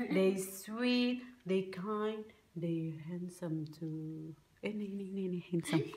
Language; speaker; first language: English; non-native, learner; Indonesian